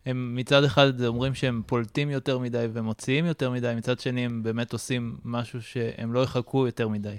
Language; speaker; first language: Hebrew; native; Hebrew